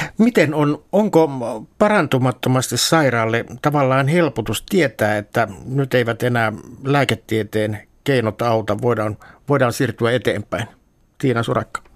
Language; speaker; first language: Finnish; native; Finnish